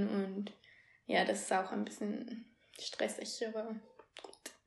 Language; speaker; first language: German; non-native, fluent; Spanish